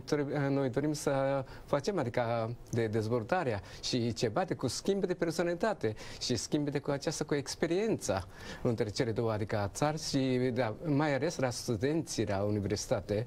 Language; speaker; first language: Romanian; non-native, learner; Japanese